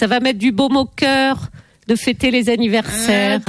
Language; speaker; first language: French; native; French